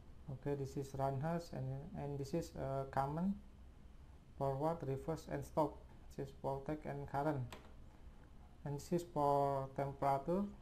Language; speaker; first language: English; non-native, learner; Indonesian